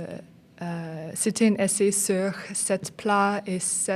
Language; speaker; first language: French; non-native, learner; English